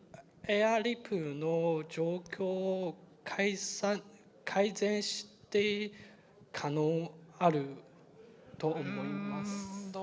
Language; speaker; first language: Japanese; non-native, learner; Chinese